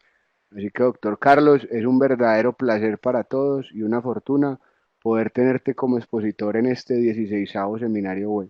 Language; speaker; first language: Spanish; native; Spanish